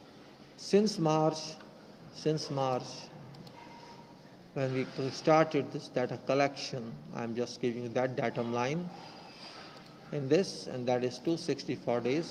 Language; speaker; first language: English; non-native, local second language; Hindi